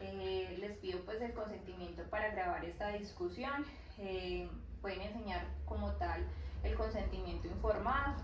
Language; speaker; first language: Spanish; native; Spanish